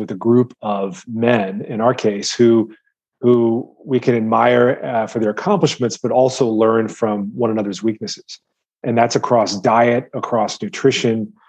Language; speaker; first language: English; native; English